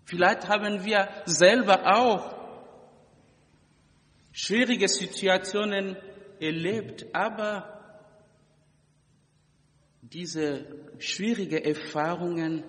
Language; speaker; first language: German; non-native, fluent; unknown